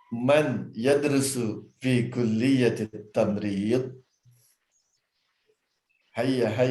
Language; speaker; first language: Arabic; non-native, fluent; Indonesian